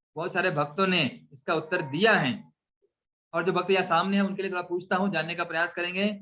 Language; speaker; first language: Hindi; non-native, local second language; Marathi